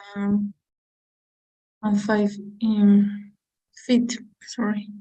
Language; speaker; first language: English; non-native, learner; Spanish